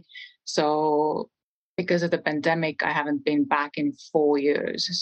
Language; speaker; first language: English; non-native, fluent; Estonian